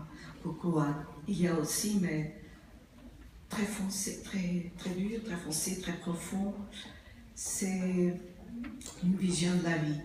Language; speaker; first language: French; non-native, fluent; Portuguese